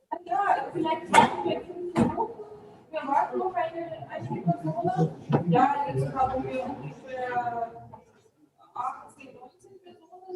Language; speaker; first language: German; non-native, fluent; Russian